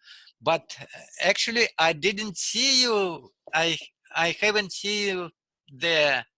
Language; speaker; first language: English; non-native, learner; Russian